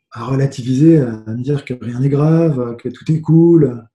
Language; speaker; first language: French; native; French